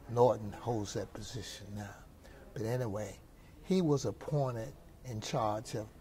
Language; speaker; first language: English; native; English